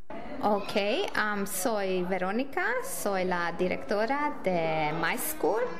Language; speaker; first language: Spanish; non-native, learner; English